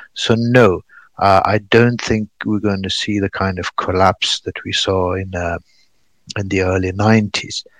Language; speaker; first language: English; non-native, fluent; Pashto